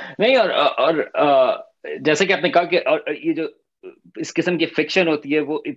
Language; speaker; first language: Urdu; native; Urdu